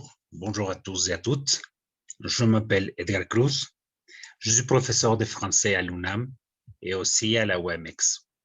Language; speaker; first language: French; non-native, fluent; Spanish